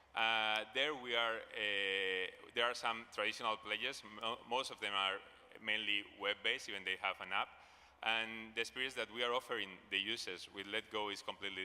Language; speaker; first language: English; non-native, fluent; Spanish